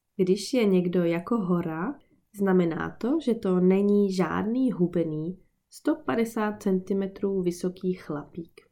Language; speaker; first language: Czech; native; Czech